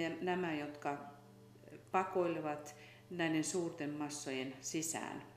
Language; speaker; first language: Finnish; native; Finnish